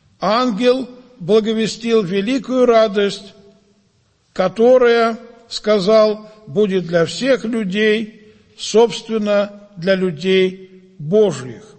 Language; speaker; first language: Russian; native; Russian